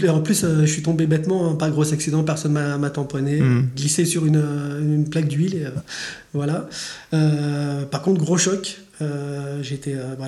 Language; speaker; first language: French; native; French